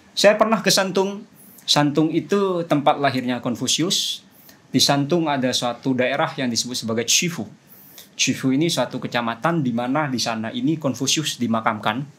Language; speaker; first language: Indonesian; non-native, local second language; Madurese